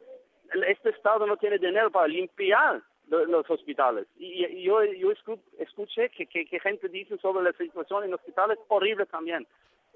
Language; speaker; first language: Spanish; non-native, learner; Norwegian